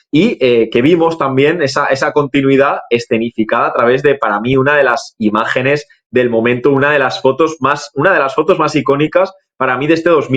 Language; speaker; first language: Spanish; native; Spanish